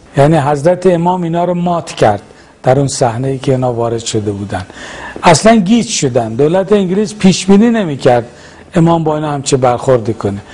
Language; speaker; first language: Persian; native; Persian